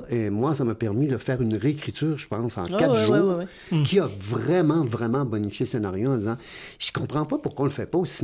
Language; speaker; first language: French; native; French